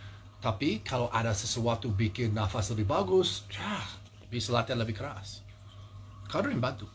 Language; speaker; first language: Indonesian; non-native, learner; English